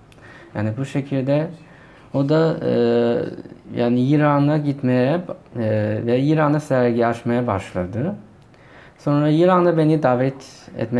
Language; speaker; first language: Turkish; non-native, fluent; Chinese